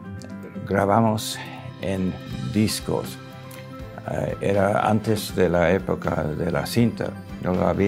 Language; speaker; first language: Spanish; non-native, local second language; English